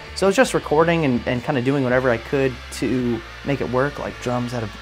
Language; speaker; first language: English; native; English